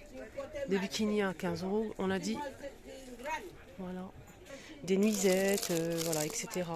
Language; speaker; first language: French; native; French